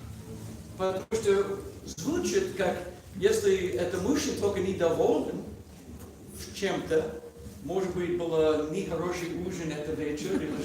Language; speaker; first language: Russian; non-native, learner; English